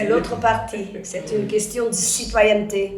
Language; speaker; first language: French; non-native, fluent; Portuguese